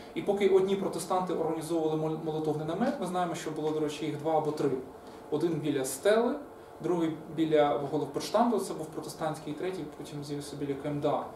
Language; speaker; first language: Ukrainian; native; Ukrainian